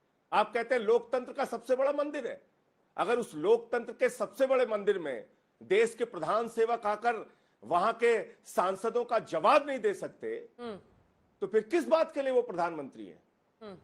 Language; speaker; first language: Hindi; native; Hindi